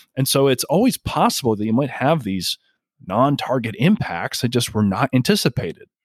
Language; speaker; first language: English; native; English